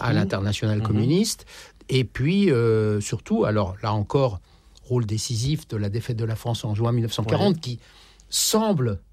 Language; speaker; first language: French; native; French